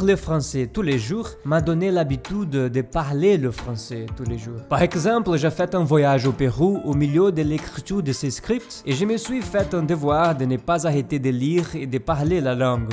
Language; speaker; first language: French; non-native, learner; Portuguese